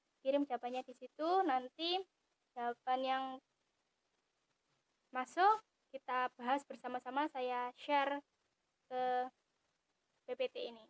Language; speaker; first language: Indonesian; native; Indonesian